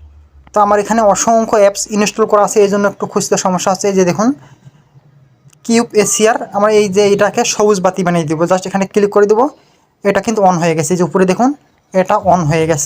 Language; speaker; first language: Bangla; native; Bangla